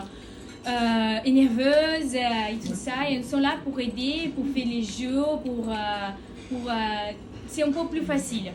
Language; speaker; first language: French; non-native, learner; Portuguese